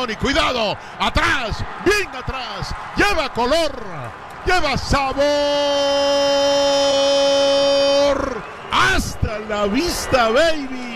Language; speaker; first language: Spanish; native; Spanish